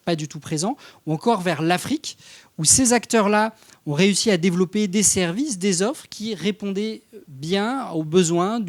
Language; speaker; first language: French; native; French